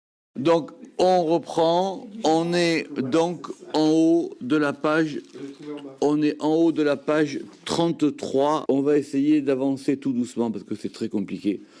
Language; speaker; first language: French; native; French